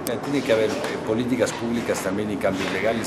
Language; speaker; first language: Spanish; native; Spanish